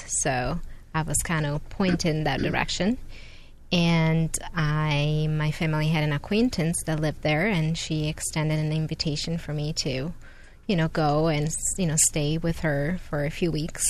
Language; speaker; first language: English; non-native, fluent; Italian